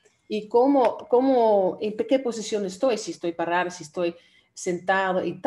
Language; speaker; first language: Spanish; non-native, fluent; Dutch